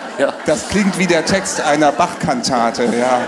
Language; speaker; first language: German; native; German